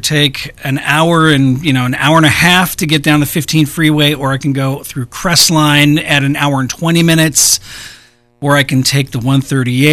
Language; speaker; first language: English; native; English